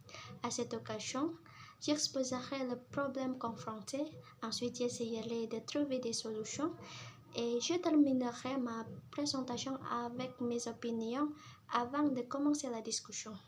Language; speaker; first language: French; non-native, learner; Indonesian